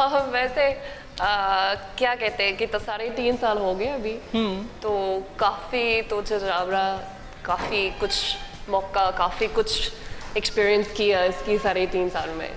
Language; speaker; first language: Hindi; non-native, learner; English